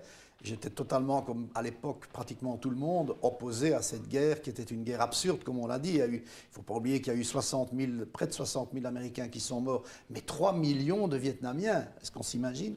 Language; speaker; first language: French; native; French